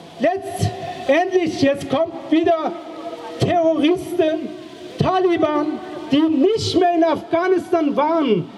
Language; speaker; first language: German; non-native, fluent; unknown